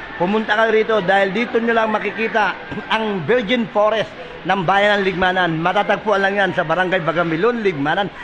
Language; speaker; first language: Filipino; non-native, local second language; Bikol